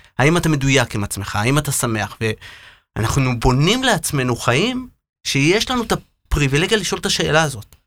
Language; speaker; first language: Hebrew; native; Hebrew